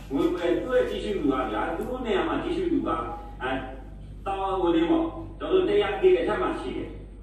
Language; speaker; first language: Burmese; native; Burmese